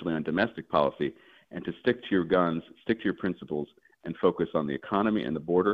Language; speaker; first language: English; native; English